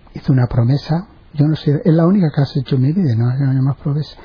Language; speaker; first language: Spanish; native; Spanish